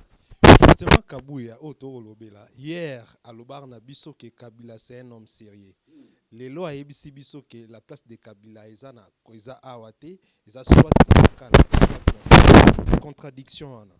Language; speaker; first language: French; non-native, local second language; Lingala